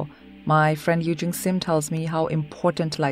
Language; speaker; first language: English; non-native, local second language; Hindi